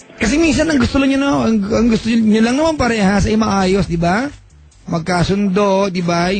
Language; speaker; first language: Filipino; native; Filipino